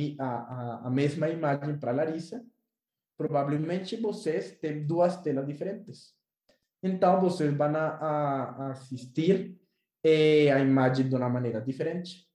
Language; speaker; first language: Portuguese; non-native, learner; Spanish